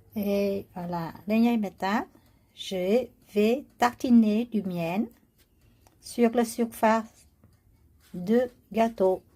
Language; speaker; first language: French; non-native, learner; Vietnamese